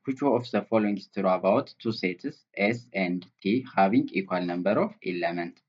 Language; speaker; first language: English; non-native, local second language; Amharic